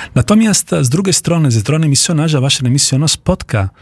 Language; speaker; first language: Polish; non-native, fluent; Italian